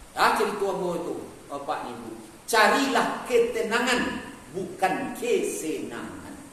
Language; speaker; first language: Malay; non-native, local second language; Minangkabau